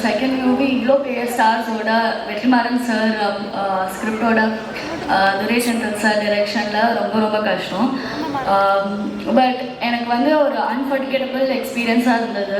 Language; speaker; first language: Tamil; non-native, fluent; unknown